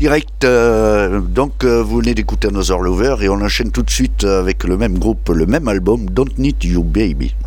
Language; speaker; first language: French; native; French